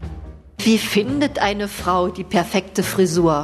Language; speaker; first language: German; native; German